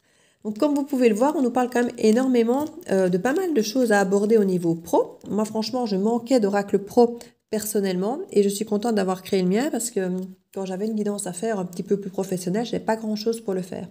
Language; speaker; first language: French; native; French